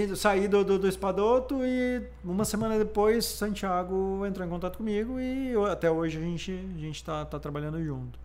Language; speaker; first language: Portuguese; native; Portuguese